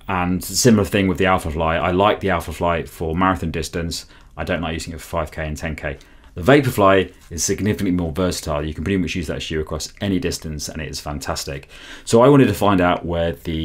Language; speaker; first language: English; native; English